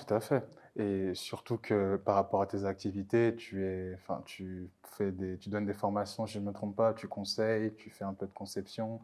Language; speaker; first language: French; native; French